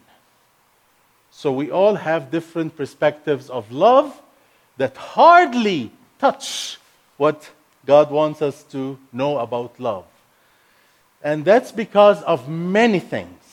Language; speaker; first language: English; non-native, fluent; Arabic